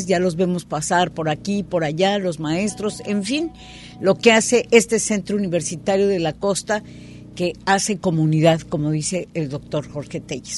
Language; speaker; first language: Spanish; native; Spanish